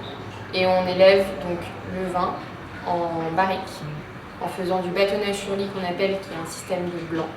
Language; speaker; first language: French; native; French